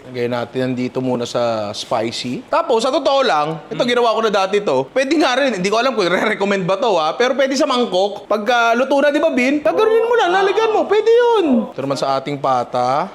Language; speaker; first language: Filipino; native; Filipino